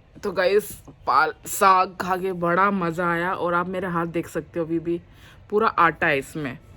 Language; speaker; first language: Hindi; non-native, local second language; Mizo